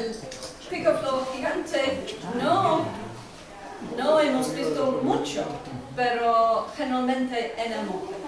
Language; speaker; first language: Spanish; non-native, learner; English